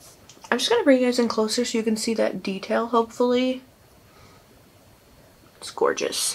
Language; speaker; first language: English; native; English